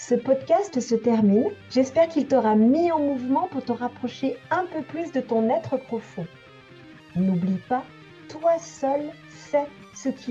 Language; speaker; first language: French; native; French